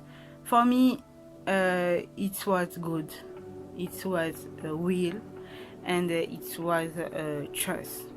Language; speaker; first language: English; non-native, learner; French